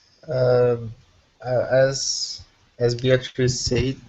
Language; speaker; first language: English; non-native, learner; Portuguese